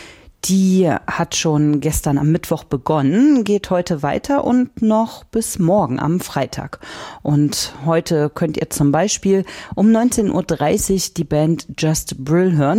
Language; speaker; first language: German; native; German